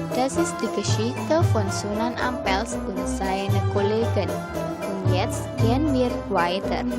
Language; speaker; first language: German; non-native, learner; Indonesian